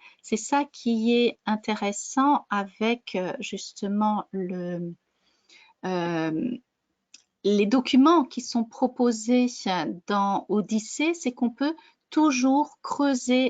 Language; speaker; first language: French; native; French